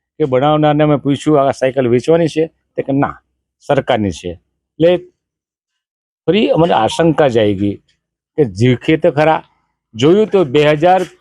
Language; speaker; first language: Gujarati; native; Gujarati